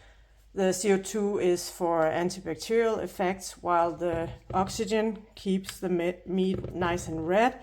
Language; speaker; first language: English; non-native, fluent; Danish